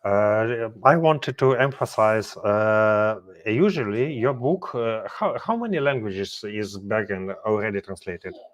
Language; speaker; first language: English; non-native, fluent; Ukrainian